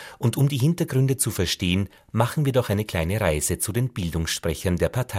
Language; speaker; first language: German; native; German